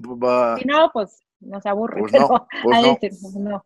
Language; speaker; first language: Spanish; native; Spanish